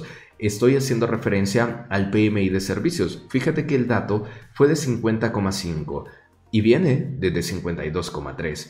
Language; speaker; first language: Spanish; native; Spanish